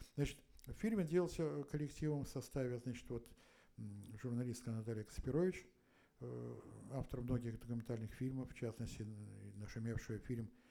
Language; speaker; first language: Russian; native; Russian